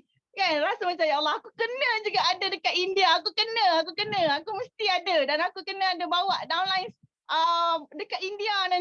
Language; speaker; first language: Malay; native; Malay